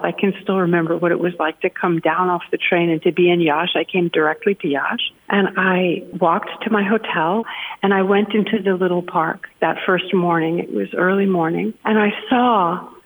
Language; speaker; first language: English; native; English